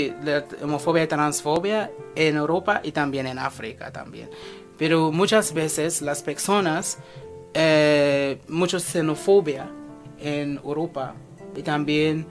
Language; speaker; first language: Spanish; non-native, fluent; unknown